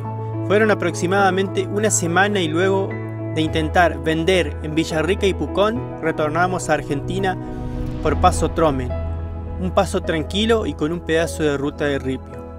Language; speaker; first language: Spanish; native; Spanish